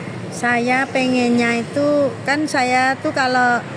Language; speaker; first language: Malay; non-native, local second language; Javanese